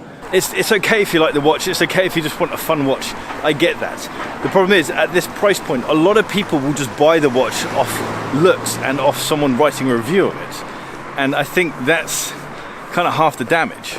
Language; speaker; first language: English; native; English